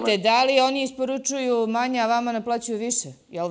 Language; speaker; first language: Serbian; native; Serbian